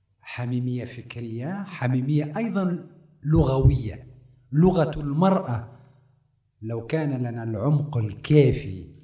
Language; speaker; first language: Arabic; native; Arabic